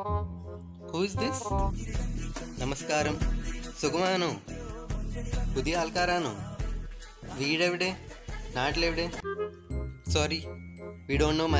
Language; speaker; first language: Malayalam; non-native, learner; Telugu